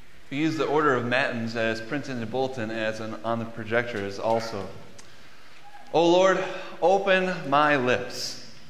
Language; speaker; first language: English; native; English